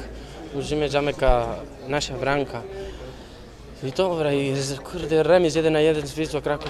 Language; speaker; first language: Polish; non-native, learner; Spanish